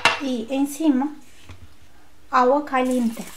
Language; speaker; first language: Spanish; non-native, learner; Turkish